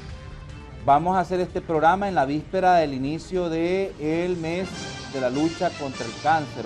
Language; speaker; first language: Spanish; native; Spanish